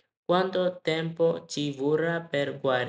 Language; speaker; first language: Italian; non-native, learner; Bangla